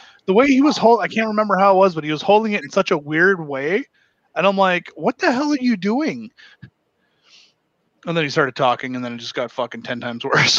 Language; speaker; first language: English; native; English